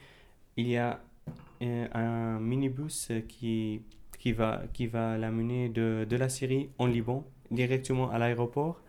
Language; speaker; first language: French; non-native, fluent; Arabic